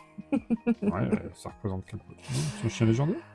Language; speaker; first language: French; native; French